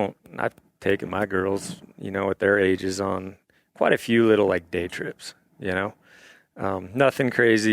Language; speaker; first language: English; native; English